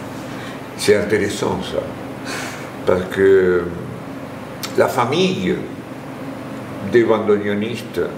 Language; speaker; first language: French; non-native, fluent; Spanish